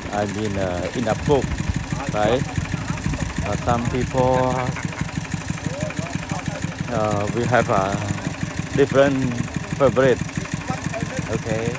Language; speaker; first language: English; non-native, learner; Khmer